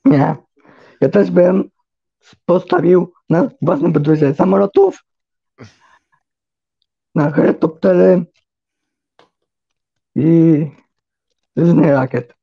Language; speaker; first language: Polish; early bilingual, heritage; Polish